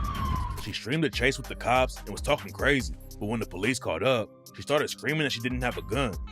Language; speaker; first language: English; native; English